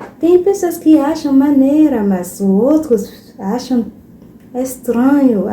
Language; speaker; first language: Portuguese; non-native, fluent; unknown